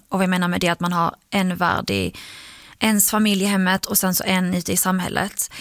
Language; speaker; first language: Swedish; early bilingual, other home language; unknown